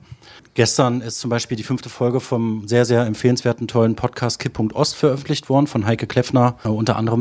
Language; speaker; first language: German; native; German